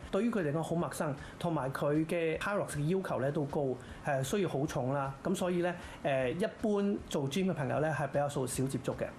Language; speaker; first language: Cantonese; native; Cantonese